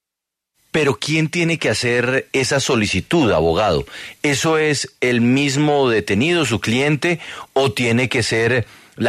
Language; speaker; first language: Spanish; native; Spanish